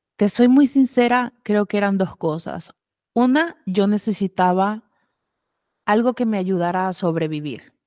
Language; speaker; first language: Spanish; native; Spanish